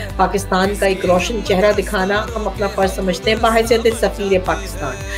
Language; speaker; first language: Urdu; native; Urdu